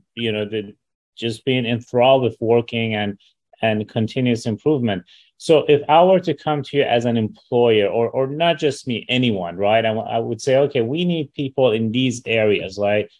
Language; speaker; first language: English; early bilingual, other home language; Persian